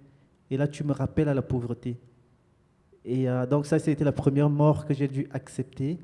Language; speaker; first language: French; native; French